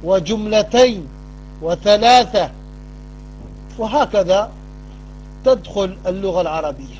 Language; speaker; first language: Arabic; non-native, fluent; French